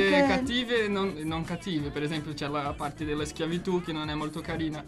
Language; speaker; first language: Italian; non-native, fluent; Portuguese